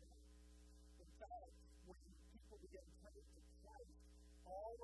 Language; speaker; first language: English; native; English